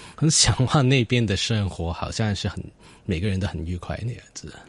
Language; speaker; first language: Chinese; non-native, fluent; Cantonese